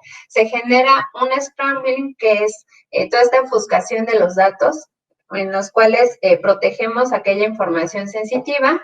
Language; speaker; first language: Spanish; native; Spanish